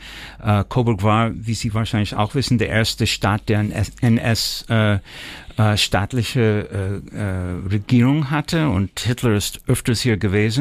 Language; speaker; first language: German; early bilingual, heritage; German